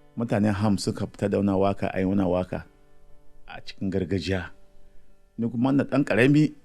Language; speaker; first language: Hausa; non-native, local second language; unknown